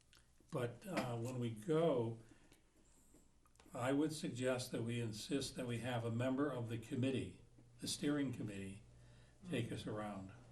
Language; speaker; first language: English; native; English